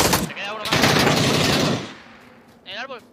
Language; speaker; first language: Spanish; native; Spanish